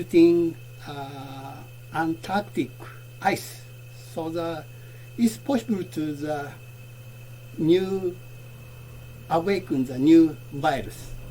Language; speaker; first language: English; non-native, learner; Japanese